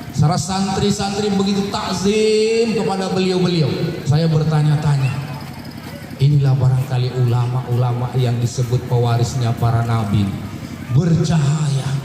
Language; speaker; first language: Indonesian; non-native, local second language; Buginese